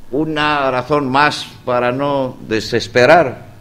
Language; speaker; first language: Spanish; non-native, fluent; Greek